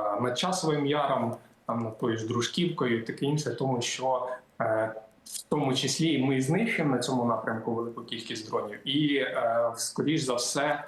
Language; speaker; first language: Ukrainian; native; Ukrainian